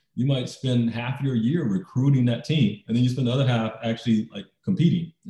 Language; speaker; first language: English; native; English